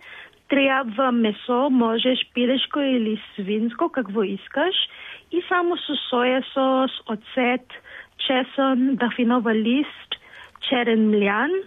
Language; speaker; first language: Bulgarian; non-native, learner; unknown